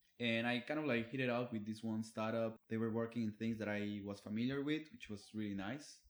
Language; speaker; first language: English; non-native, fluent; Spanish